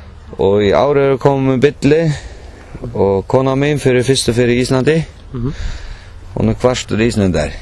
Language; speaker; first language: Icelandic; non-native, learner; Faroese